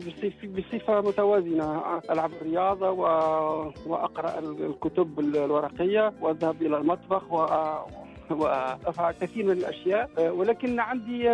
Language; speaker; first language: Arabic; non-native, fluent; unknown